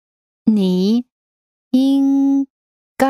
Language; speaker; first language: Chinese; non-native, learner; English